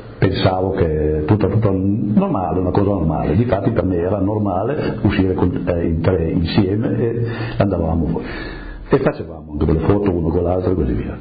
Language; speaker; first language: Italian; native; Italian